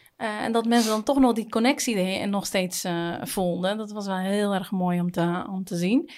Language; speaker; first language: Dutch; native; Dutch